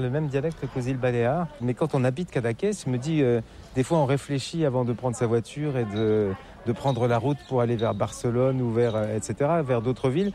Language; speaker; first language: French; native; French